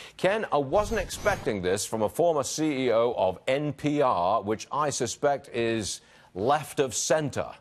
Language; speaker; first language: English; native; English